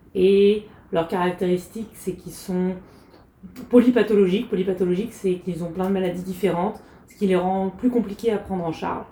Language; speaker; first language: French; native; French